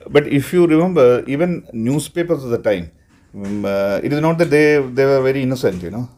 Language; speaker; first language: English; non-native, local second language; Malayalam